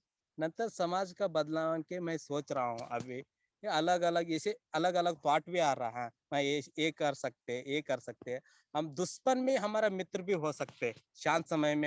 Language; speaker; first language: Hindi; non-native, local second language; Kannada